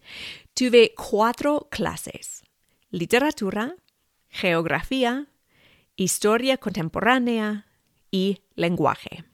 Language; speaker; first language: Spanish; non-native, fluent; English